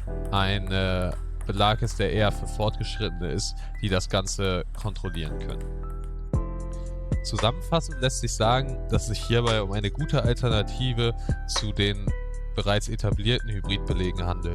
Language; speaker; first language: German; native; German